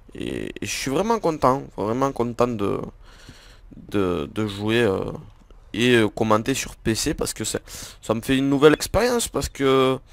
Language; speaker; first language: French; native; French